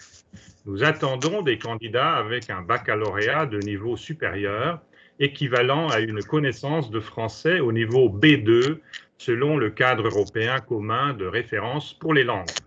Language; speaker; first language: French; non-native, fluent; Hungarian